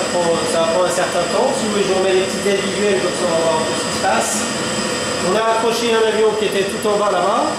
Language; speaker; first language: French; native; French